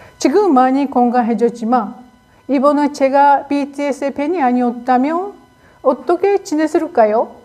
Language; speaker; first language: Korean; non-native, learner; Japanese